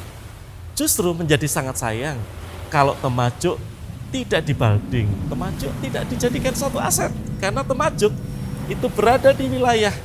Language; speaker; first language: Indonesian; native; Indonesian